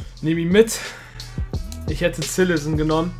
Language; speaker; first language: German; early bilingual, other home language; Turkish